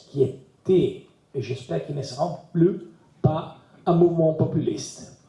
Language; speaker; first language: French; non-native, learner; Italian